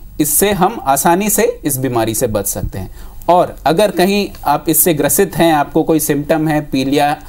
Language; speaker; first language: Hindi; native; Hindi